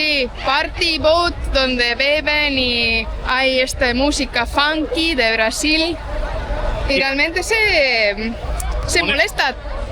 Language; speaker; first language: Spanish; non-native, fluent; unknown